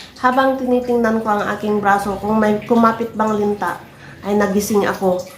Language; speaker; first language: Filipino; native; Filipino